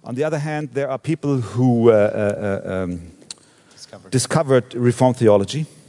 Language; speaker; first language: English; non-native, fluent; German